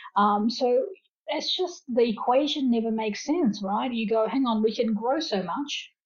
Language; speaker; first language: English; early bilingual, other home language; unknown